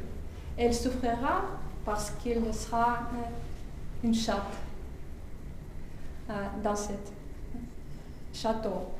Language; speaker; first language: French; non-native, fluent; Russian